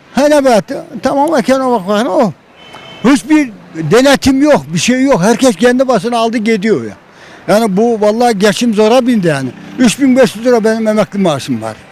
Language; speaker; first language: Turkish; native; Turkish